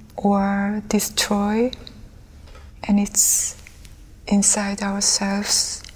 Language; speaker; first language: English; non-native, fluent; Korean